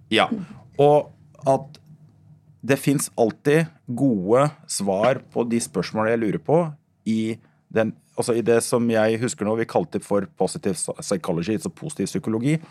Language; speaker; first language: Norwegian; early bilingual, other home language; Arabic